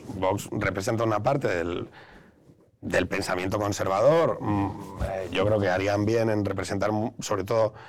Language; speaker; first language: Spanish; native; Spanish